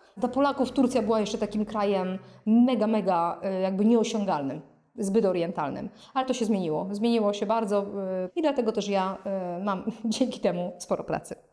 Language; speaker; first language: Polish; native; Polish